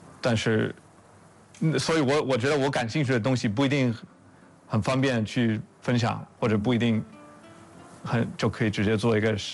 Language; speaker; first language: Chinese; non-native, fluent; English